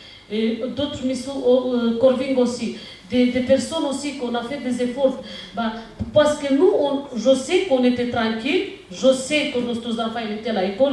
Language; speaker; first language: French; non-native, learner; Romanian